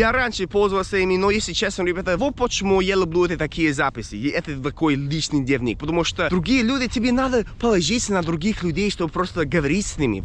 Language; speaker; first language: Russian; non-native, fluent; English